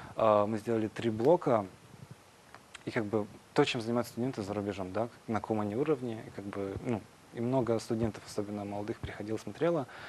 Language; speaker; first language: Russian; native; Russian